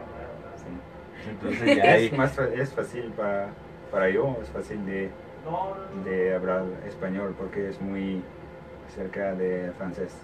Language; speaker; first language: Spanish; non-native, learner; French